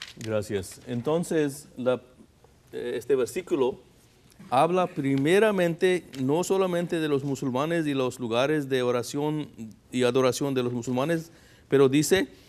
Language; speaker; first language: Spanish; non-native, fluent; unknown